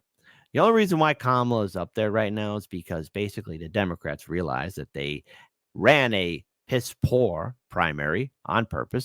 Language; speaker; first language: English; native; English